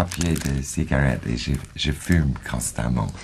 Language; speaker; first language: French; non-native, fluent; English